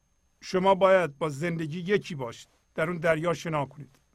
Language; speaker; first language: Persian; native; Persian